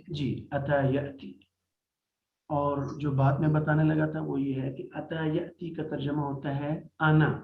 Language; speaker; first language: Urdu; native; Urdu